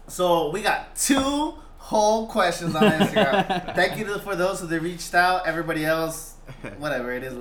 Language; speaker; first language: English; early bilingual, other home language; Spanish